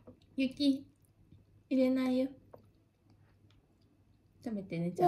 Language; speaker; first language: Japanese; native; Japanese